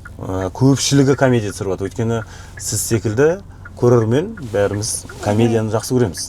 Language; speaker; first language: Kazakh; native; Kazakh